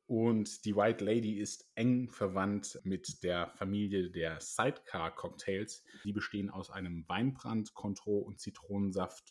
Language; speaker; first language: German; native; German